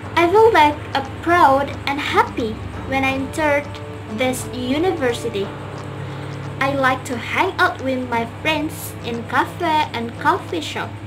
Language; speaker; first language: English; non-native, learner; Indonesian